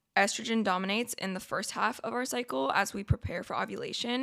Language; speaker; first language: English; native; English